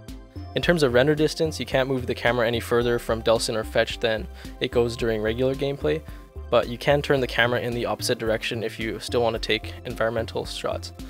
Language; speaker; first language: English; native; English